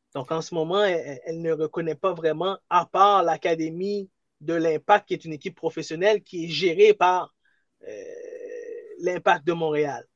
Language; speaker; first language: French; early bilingual, other home language; Haitian Creole